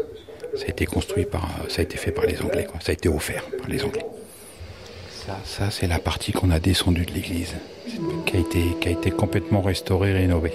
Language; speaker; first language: French; native; French